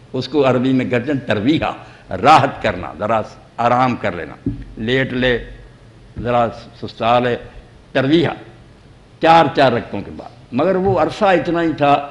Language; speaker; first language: Urdu; non-native, local second language; Punjabi